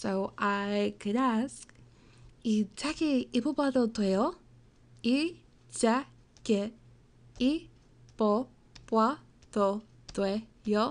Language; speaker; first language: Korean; non-native, learner; English